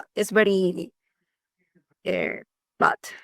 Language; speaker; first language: English; non-native, learner; Spanish